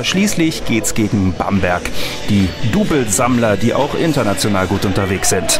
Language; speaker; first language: German; native; German